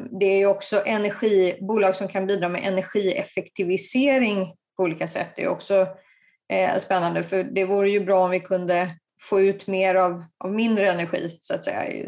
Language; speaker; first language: Swedish; native; Swedish